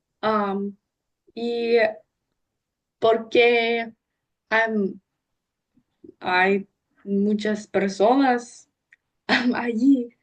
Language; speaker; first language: Spanish; non-native, learner; English